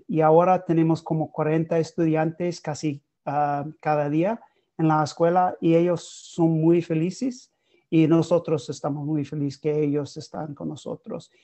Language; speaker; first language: Spanish; non-native, learner; English